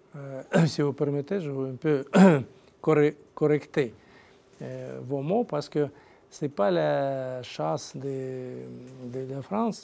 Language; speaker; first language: French; non-native, learner; Russian